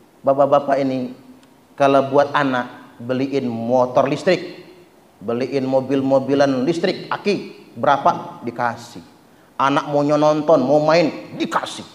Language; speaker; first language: Indonesian; non-native, local second language; Malay